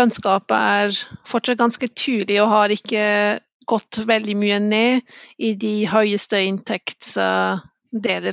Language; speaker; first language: Norwegian; non-native, fluent; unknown